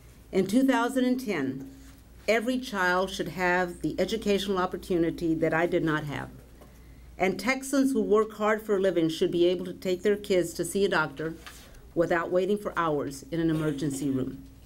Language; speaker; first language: English; early bilingual, other home language; Spanish